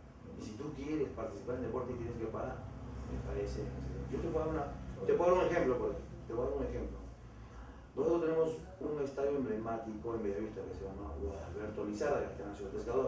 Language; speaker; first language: Spanish; native; Spanish